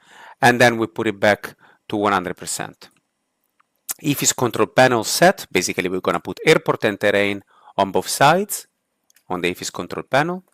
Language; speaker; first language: English; non-native, fluent; Italian